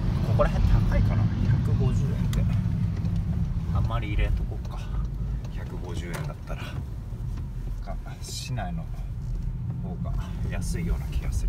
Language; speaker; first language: Japanese; native; Japanese